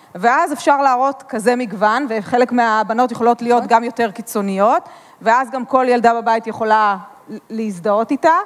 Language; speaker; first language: Hebrew; native; Hebrew